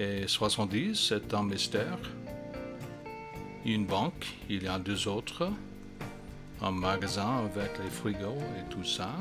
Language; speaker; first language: French; non-native, fluent; English